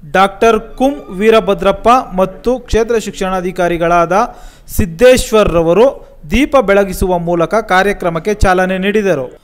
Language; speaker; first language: Kannada; native; Kannada